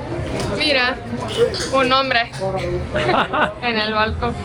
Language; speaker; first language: Spanish; non-native, fluent; Estonian